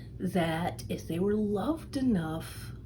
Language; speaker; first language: English; native; English